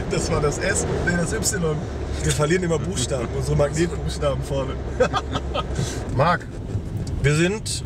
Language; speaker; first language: German; native; German